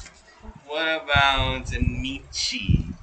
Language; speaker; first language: English; non-native, local second language; Filipino